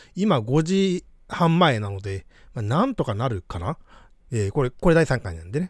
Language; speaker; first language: Japanese; native; Japanese